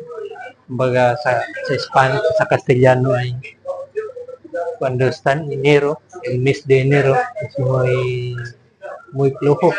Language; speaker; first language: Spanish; non-native, learner; Filipino